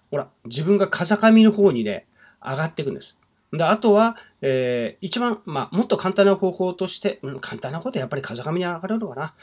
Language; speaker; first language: Japanese; native; Japanese